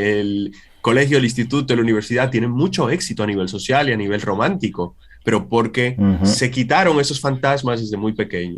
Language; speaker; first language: Spanish; native; Spanish